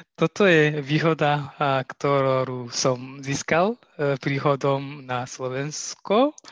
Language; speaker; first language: Slovak; non-native, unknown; Tigrinya